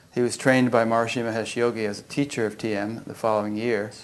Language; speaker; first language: English; native; English